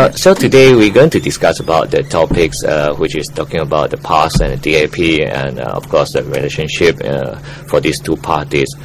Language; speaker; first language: English; non-native, local second language; Chinese